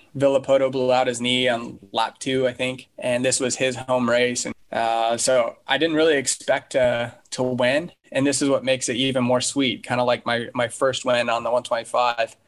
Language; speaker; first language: English; native; English